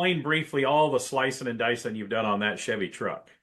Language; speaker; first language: English; native; English